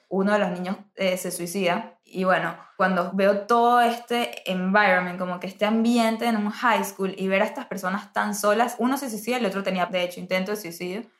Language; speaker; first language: Spanish; native; Spanish